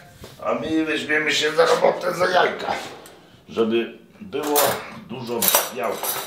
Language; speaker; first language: Polish; non-native, fluent; Lithuanian